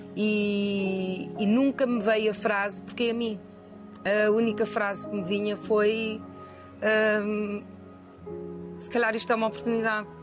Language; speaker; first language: Portuguese; early bilingual, other home language; Spanish